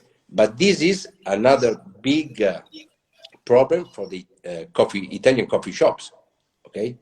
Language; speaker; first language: English; non-native, learner; Italian